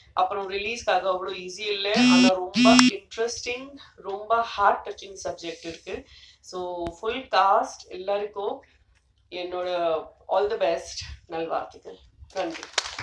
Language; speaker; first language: Tamil; non-native, fluent; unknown